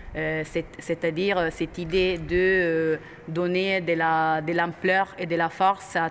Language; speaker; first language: French; non-native, fluent; Italian